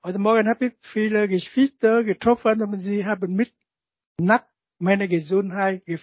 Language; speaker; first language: German; non-native, learner; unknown